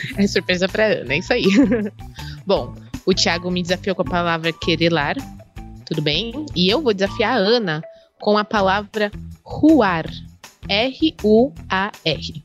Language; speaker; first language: Portuguese; native; Portuguese